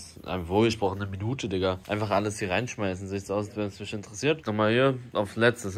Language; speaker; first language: German; native; German